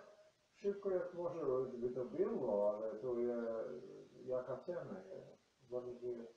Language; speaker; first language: Polish; non-native, learner; English